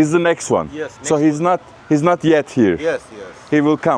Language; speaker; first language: English; non-native, learner; Turkish